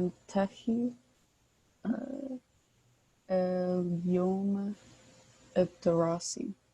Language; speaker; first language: Arabic; non-native, learner; English